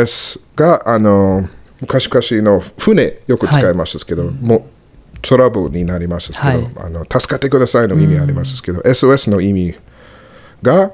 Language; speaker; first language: Japanese; non-native, learner; English